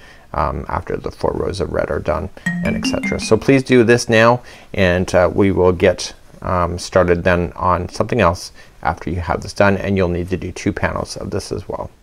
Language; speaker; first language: English; native; English